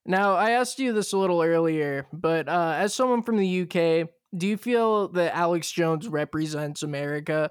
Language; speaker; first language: English; native; English